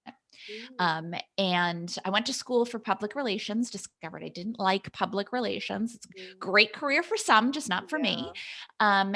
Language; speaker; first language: English; native; English